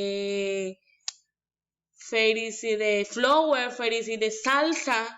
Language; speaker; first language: English; non-native, learner; Spanish